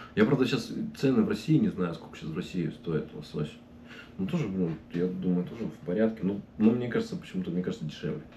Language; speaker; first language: Russian; native; Russian